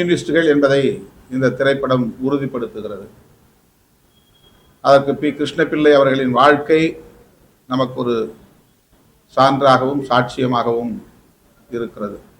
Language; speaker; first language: Tamil; native; Tamil